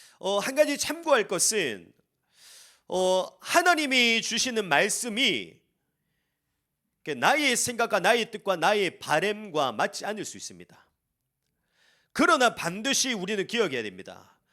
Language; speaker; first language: Korean; native; Korean